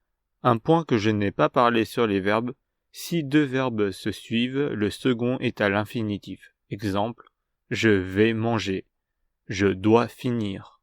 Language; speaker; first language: French; non-native, fluent; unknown